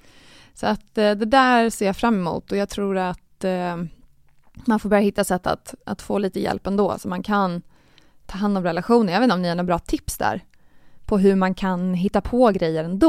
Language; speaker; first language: Swedish; native; Swedish